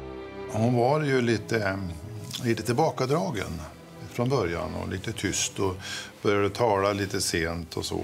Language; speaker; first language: Swedish; native; Swedish